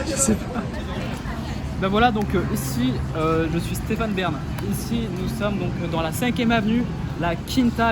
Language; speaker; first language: French; native; French